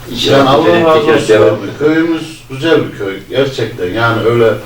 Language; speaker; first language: Turkish; native; Turkish